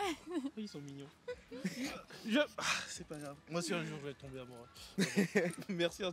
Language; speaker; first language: French; native; French